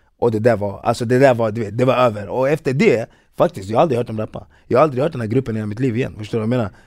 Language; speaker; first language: Swedish; early bilingual, other home language; Ganda